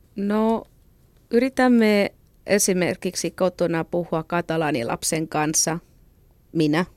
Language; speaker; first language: Finnish; non-native, fluent; Catalan